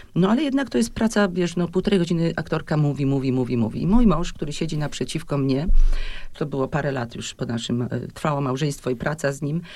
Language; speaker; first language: Polish; native; Polish